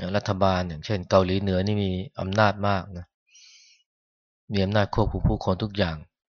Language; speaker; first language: Thai; native; Thai